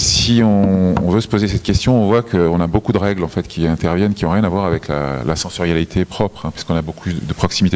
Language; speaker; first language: French; native; French